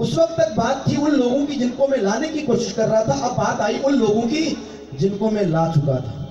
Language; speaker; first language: Hindi; native; Hindi